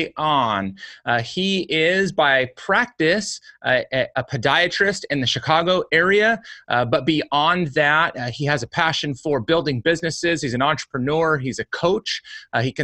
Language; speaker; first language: English; native; English